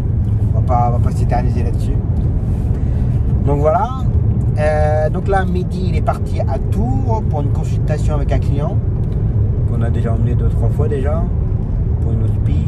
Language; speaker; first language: French; native; French